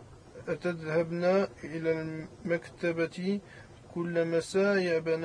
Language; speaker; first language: Arabic; non-native, learner; French